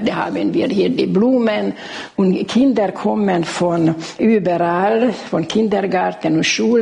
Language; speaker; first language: German; non-native, local second language; Hungarian